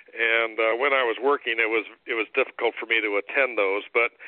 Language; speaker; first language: English; native; English